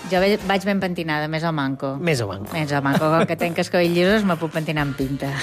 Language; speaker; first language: Catalan; native; Catalan